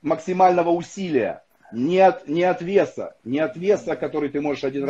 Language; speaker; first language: Russian; native; Russian